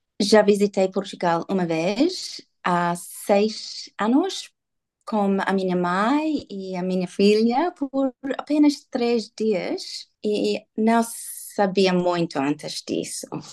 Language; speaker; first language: Portuguese; non-native, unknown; English